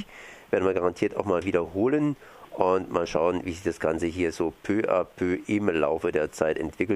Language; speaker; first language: German; native; German